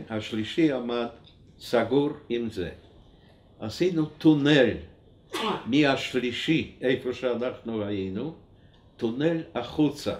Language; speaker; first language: Hebrew; non-native, fluent; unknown